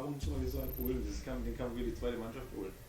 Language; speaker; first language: German; native; German